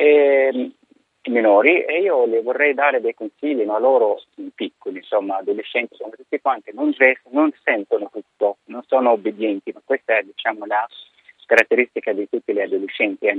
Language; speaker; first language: Italian; non-native, fluent; Arabic